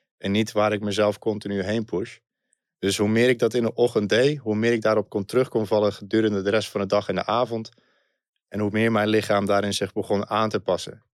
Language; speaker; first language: Dutch; native; Dutch